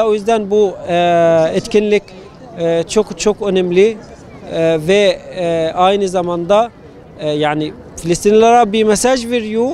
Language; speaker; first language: Turkish; non-native, fluent; Arabic